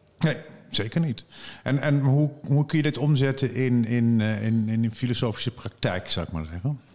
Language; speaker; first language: Dutch; native; Dutch